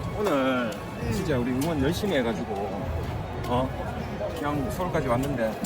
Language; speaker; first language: Korean; native; Korean